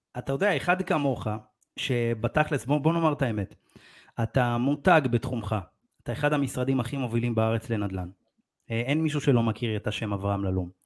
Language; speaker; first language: Hebrew; native; Hebrew